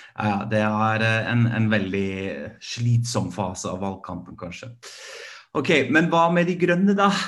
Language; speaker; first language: Norwegian; non-native, fluent; German